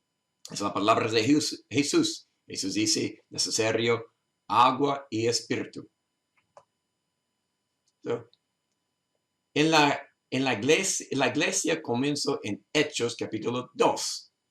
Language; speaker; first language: Spanish; non-native, learner; English